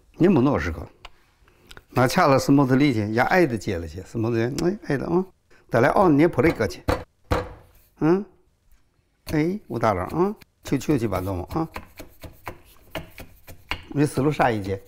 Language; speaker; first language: Russian; non-native, learner; Chinese